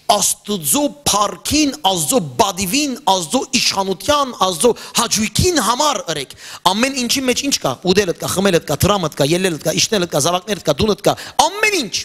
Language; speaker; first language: Armenian; early bilingual, heritage; Armenian